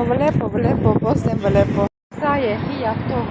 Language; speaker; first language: Greek; non-native, fluent; Armenian